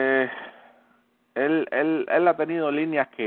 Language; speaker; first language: Spanish; early bilingual, heritage; Spanish